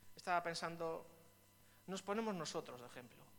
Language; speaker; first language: Spanish; native; Spanish